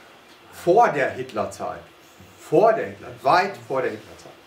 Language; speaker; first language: German; native; German